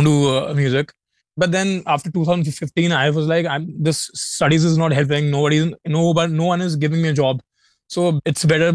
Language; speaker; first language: English; non-native, local second language; Hindi